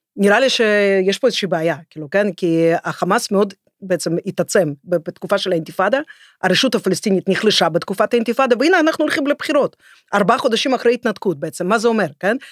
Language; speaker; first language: Hebrew; non-native, fluent; Russian